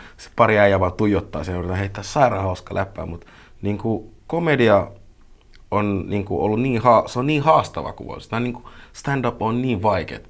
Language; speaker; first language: Finnish; early bilingual, other home language; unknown